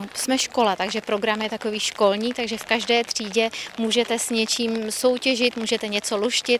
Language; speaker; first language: Czech; native; Czech